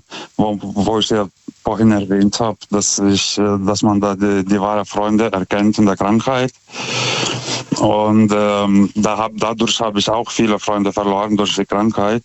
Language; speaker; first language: German; non-native, fluent; Lithuanian